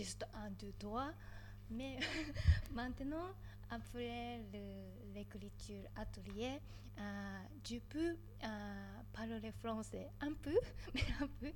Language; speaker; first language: French; non-native, learner; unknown